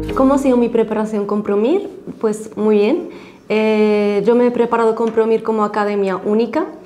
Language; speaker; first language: Spanish; non-native, fluent; Arabic